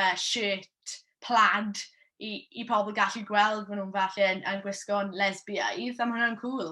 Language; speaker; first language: Welsh; non-native, local second language; English